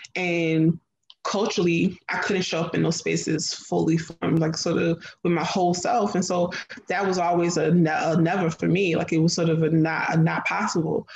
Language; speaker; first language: English; native; English